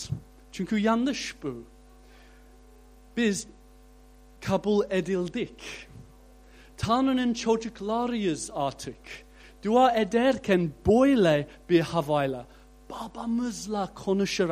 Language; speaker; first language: Turkish; non-native, fluent; English